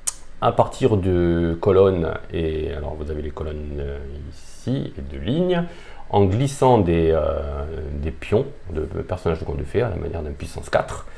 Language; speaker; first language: French; native; French